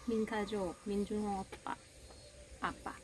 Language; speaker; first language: Korean; non-native, fluent; Russian